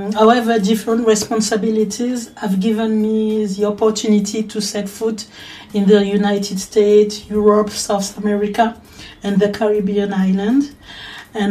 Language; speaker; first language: English; non-native, learner; French